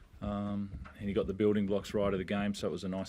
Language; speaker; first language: English; native; English